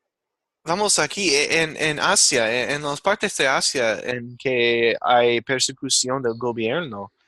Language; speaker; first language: Spanish; non-native, fluent; English